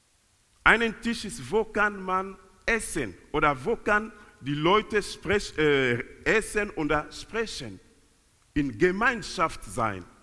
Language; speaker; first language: German; non-native, learner; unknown